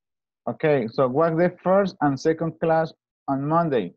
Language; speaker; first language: English; non-native, fluent; Spanish